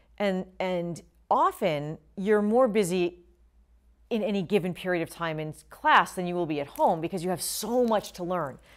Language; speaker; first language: English; native; English